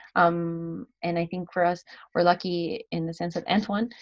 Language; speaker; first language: English; non-native, local second language; Filipino